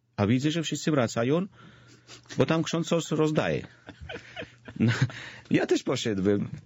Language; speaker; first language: Polish; non-native, fluent; Georgian